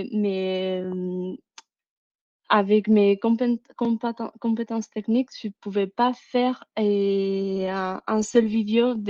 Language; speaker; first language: French; non-native, fluent; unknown